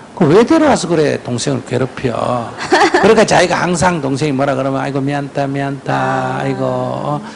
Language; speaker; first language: Korean; native; Korean